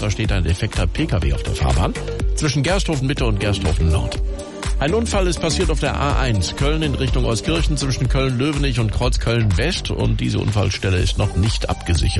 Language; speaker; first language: German; native; German